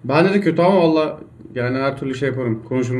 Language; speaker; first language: Turkish; native; Turkish